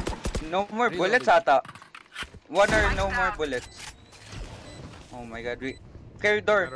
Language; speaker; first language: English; non-native, local second language; Filipino